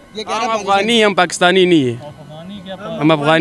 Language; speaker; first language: Hindi; non-native, learner; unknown